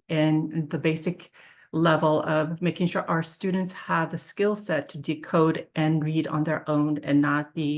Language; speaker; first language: English; early bilingual, other home language; Korean